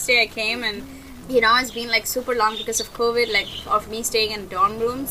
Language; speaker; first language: English; native; English